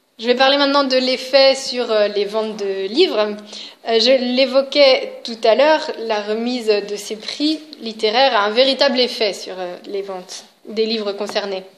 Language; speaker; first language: French; native; French